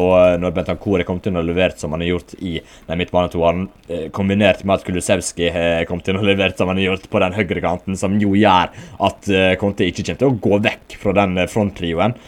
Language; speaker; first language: Norwegian; native; Norwegian